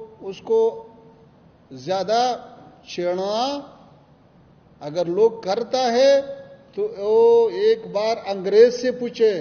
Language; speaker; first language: Hindi; non-native, learner; Pashto